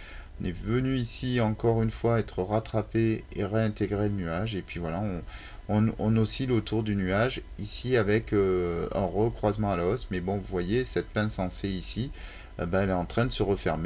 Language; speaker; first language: French; native; French